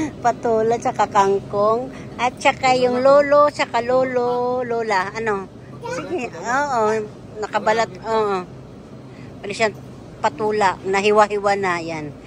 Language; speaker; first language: Filipino; non-native, local second language; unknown